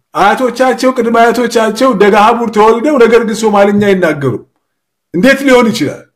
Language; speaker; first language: Amharic; non-native, local second language; Oromo